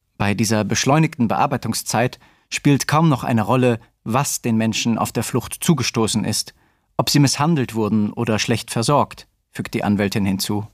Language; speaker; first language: German; native; German